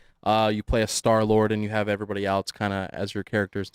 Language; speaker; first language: English; native; English